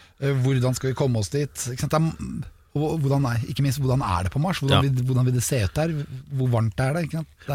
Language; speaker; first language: Norwegian; native; Norwegian